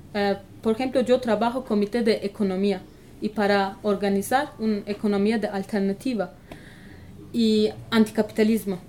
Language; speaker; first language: Spanish; non-native, learner; Kurdish